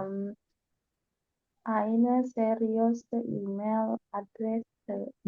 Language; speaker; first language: German; non-native, learner; Indonesian